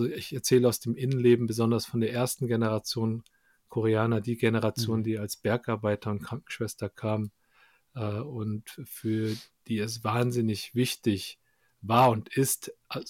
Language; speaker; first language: German; early bilingual, other home language; Korean